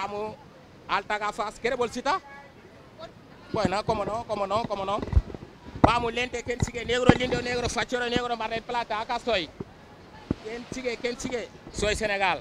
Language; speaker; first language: Spanish; non-native, learner; Wolof